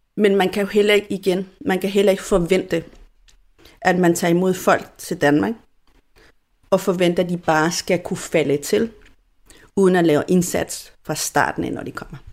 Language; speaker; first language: Danish; non-native, fluent; Spanish